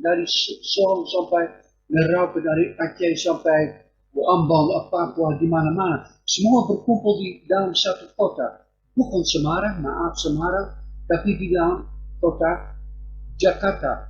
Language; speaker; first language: Indonesian; non-native, fluent; Dutch